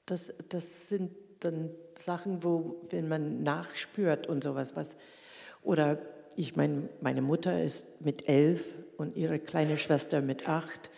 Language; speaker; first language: German; early bilingual, heritage; German